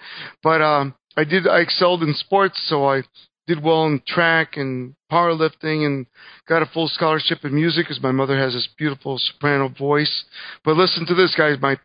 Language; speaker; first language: English; early bilingual, other home language; Spanish